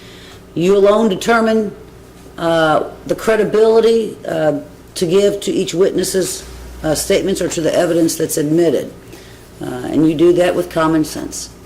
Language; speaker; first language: English; native; English